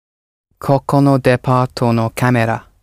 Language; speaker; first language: Japanese; non-native, learner; English